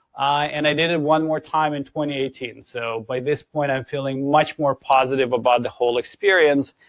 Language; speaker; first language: English; non-native, fluent; Ukrainian